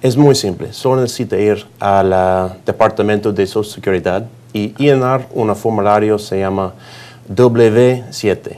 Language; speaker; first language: Spanish; non-native, learner; English